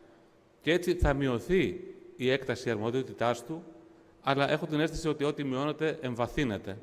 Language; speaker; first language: Greek; native; Greek